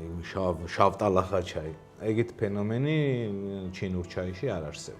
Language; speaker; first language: Georgian; native; Georgian